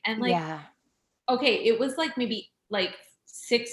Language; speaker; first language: English; native; English